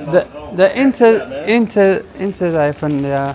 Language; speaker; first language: German; non-native, learner; Pashto